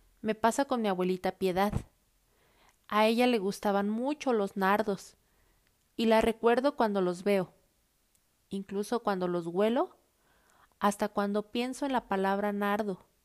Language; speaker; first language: Spanish; native; Spanish